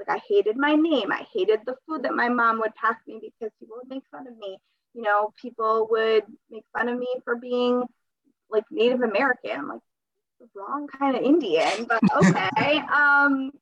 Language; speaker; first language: English; early bilingual, other home language; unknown